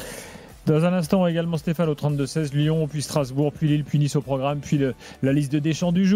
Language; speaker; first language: French; native; French